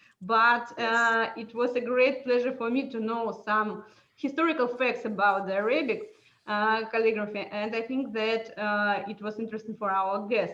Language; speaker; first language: English; non-native, fluent; Russian